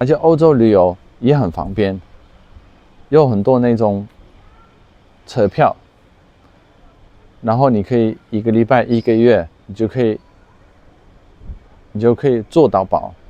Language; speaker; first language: Chinese; non-native, fluent; Dutch